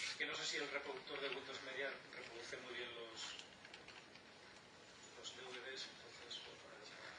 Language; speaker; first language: Spanish; native; Spanish